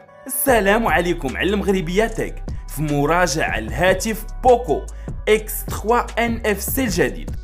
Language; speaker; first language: Arabic; native; Arabic